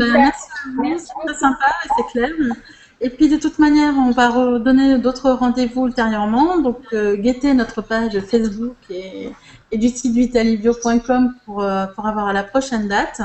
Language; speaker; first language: French; native; French